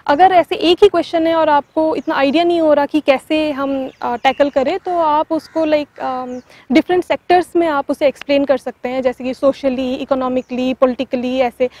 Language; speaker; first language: Hindi; non-native, local second language; Tamil